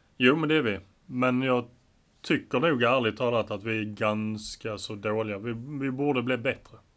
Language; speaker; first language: Swedish; native; Swedish